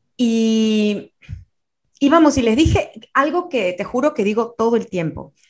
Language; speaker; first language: Spanish; native; Spanish